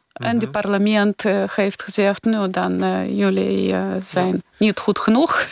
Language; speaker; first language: Dutch; non-native, fluent; Romanian